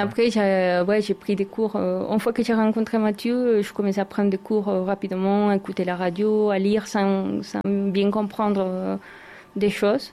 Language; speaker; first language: French; non-native, fluent; Spanish